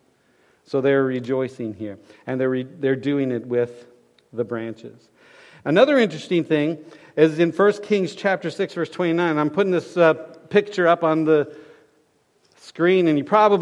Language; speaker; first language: English; native; English